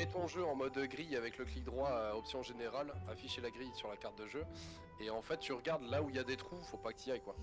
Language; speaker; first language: French; native; French